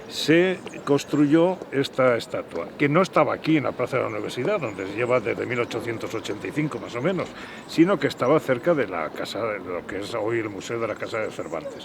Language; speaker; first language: Spanish; native; Spanish